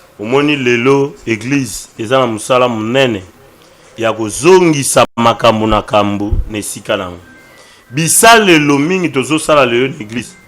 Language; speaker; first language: Lingala; non-native, local second language; Luba-Lulua